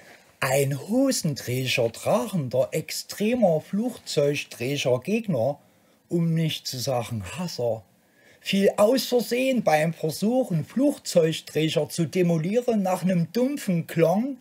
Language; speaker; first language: German; native; German